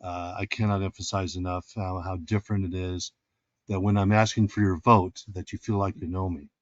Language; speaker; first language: English; native; English